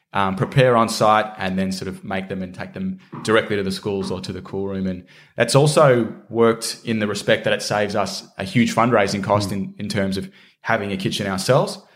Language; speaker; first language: English; native; English